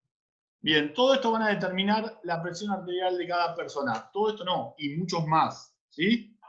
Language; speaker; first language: Spanish; native; Spanish